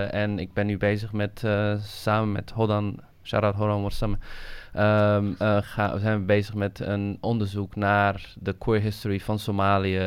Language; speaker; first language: Dutch; early bilingual, other home language; Somali